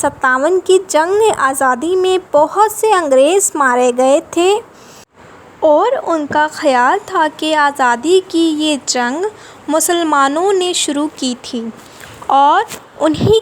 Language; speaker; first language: Urdu; non-native, local second language; Sindhi